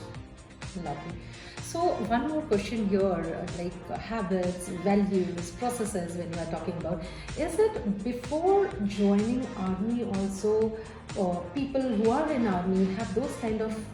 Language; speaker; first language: English; non-native, local second language; Hindi